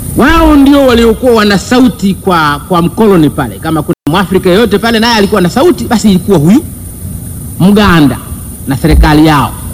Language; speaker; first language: Swahili; non-native, local second language; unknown